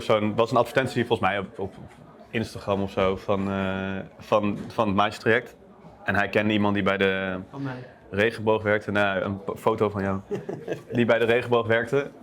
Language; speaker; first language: Dutch; native; Dutch